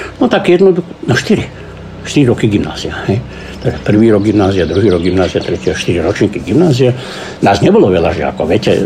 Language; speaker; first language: Slovak; early bilingual, heritage; Slovak